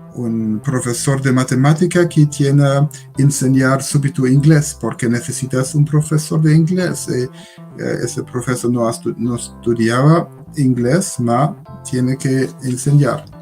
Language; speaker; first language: Spanish; non-native, learner; German